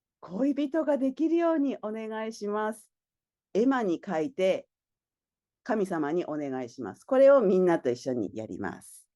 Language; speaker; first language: Japanese; native; Japanese